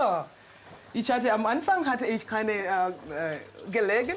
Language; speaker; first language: German; non-native, learner; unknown